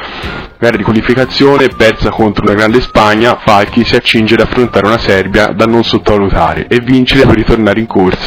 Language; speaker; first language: Italian; native; Italian